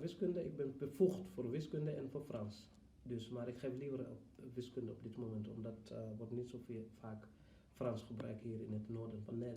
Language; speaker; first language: Dutch; non-native, fluent; Fula